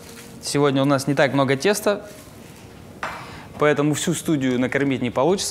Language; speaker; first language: Russian; native; Russian